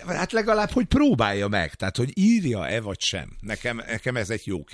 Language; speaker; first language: Hungarian; native; Hungarian